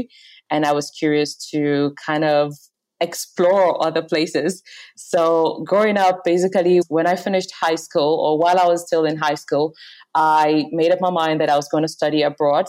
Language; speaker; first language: English; non-native, local second language; Hausa